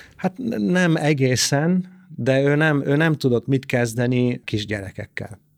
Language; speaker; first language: Hungarian; non-native, fluent; Italian